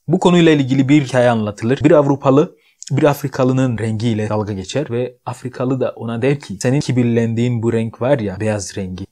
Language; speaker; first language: Turkish; non-native, fluent; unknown